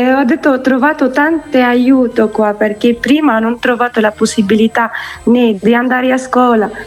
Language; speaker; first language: Italian; non-native, learner; Arabic